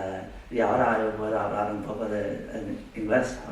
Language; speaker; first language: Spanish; non-native, fluent; Chinese